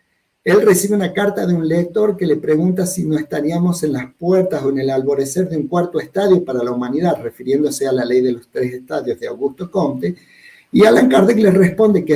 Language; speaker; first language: Spanish; native; Spanish